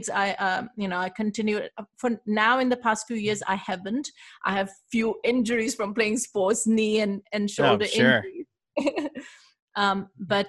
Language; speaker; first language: English; non-native, local second language; Urdu